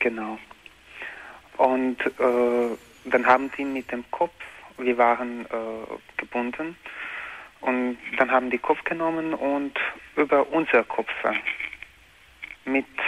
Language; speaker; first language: German; non-native, learner; Croatian